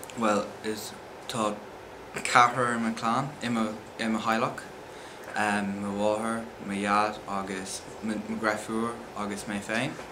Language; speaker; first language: Irish; non-native, local second language; English